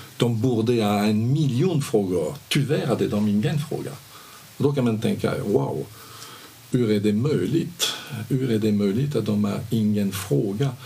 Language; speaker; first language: Swedish; non-native, fluent; French